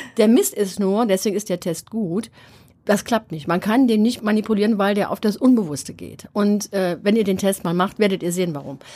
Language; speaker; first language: German; native; German